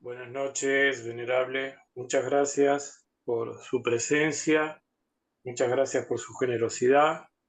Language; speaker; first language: Spanish; native; Spanish